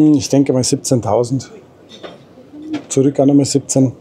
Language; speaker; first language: German; native; German